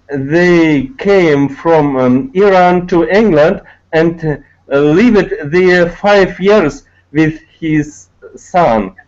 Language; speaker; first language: English; non-native, learner; Tatar